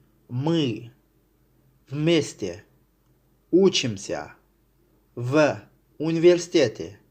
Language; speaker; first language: Russian; non-native, fluent; Tajik